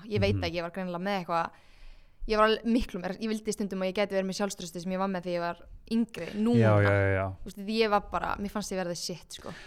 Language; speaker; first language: Icelandic; native; Icelandic